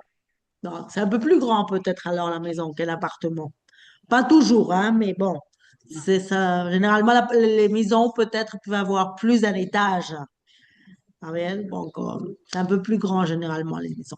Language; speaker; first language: French; non-native, fluent; Spanish